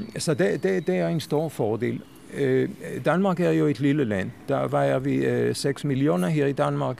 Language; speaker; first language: Danish; non-native, fluent; Hebrew